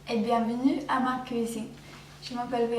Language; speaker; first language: French; non-native, learner; Swedish